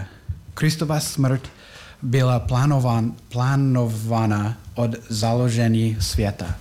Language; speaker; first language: Czech; non-native, learner; English